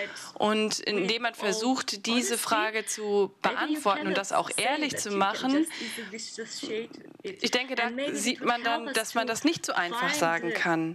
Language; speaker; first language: German; non-native, fluent; Russian